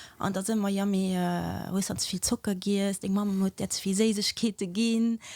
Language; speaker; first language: Luxembourgish; early bilingual, other home language; Portuguese